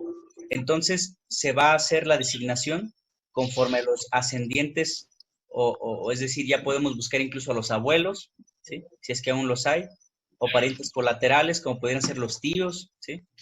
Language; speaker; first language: Spanish; native; Spanish